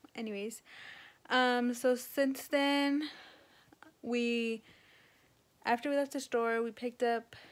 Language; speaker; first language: English; early bilingual, other home language; Spanish